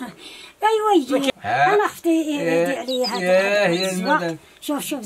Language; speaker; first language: Arabic; non-native, local second language; Central Atlas Tamazight